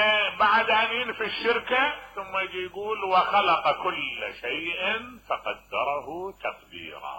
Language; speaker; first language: Arabic; native; Arabic